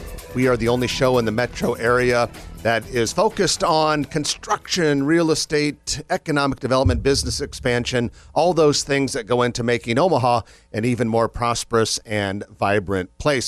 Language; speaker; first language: English; native; English